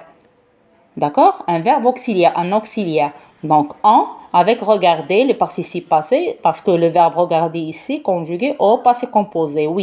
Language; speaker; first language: French; non-native, local second language; Arabic